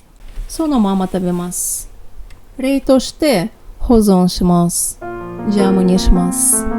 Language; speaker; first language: Japanese; non-native, fluent; Tatar